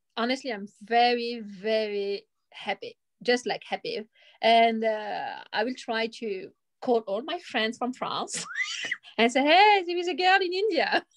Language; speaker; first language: English; early bilingual, other home language; Arabic